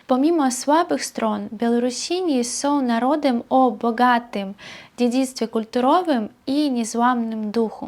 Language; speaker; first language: Polish; non-native, fluent; Belarusian